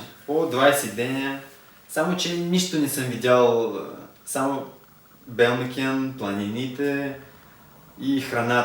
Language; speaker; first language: Bulgarian; non-native, learner; Russian